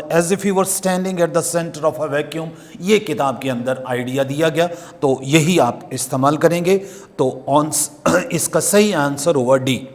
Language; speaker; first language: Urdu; non-native, local second language; Punjabi